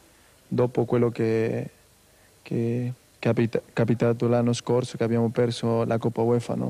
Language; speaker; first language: Italian; non-native, fluent; Spanish